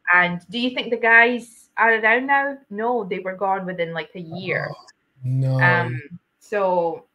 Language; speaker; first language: English; non-native, fluent; Latvian